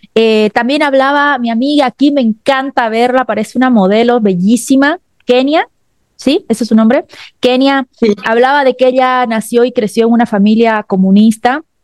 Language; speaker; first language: Spanish; native; Spanish